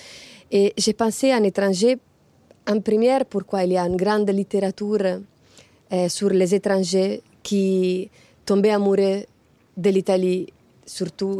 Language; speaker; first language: French; non-native, fluent; Italian